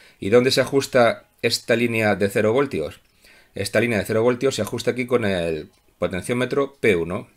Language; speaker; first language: Spanish; native; Spanish